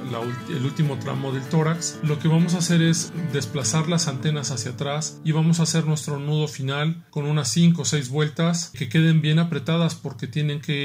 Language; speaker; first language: Spanish; native; Spanish